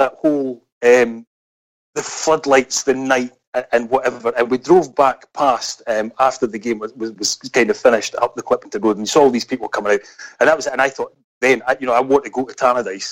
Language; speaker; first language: English; native; English